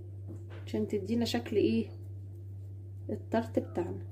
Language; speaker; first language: Arabic; native; Arabic